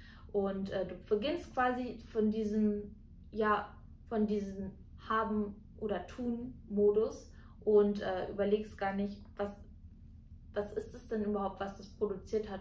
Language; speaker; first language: German; native; German